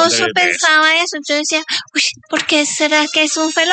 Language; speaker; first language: Spanish; native; Spanish